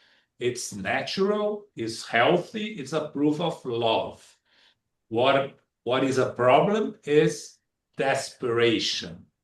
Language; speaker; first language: English; non-native, fluent; Portuguese